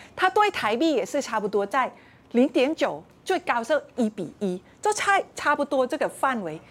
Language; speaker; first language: Chinese; non-native, fluent; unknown